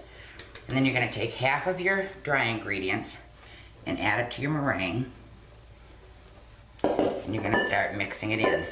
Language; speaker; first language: English; native; English